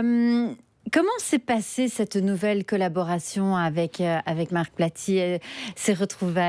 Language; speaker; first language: French; native; French